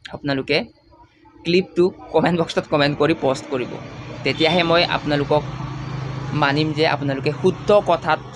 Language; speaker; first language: Assamese; non-native, local second language; Mising